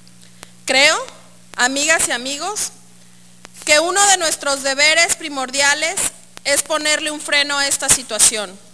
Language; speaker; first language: Spanish; native; Spanish